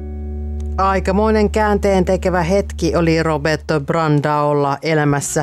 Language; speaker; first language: Finnish; native; Finnish